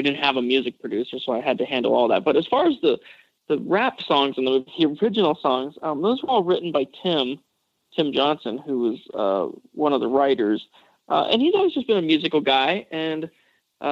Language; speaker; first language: English; native; English